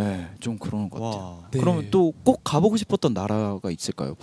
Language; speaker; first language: Korean; native; Korean